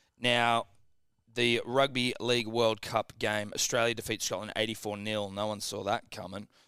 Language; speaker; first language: English; native; English